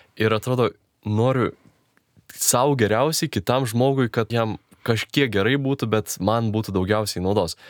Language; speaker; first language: Lithuanian; native; Lithuanian